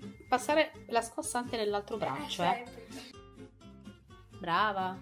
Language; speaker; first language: Italian; native; Italian